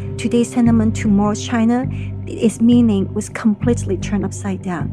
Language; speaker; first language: English; non-native, local second language; Cantonese